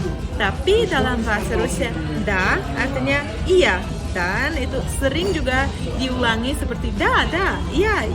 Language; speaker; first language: Indonesian; non-native, fluent; Russian